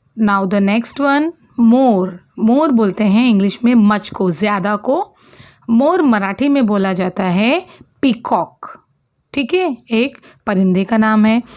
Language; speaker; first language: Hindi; non-native, local second language; Urdu